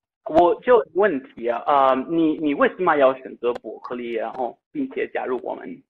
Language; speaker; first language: Chinese; non-native, fluent; Italian